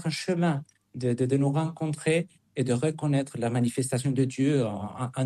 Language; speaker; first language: French; non-native, fluent; Spanish